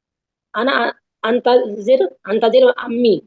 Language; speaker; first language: Arabic; non-native, learner; Urdu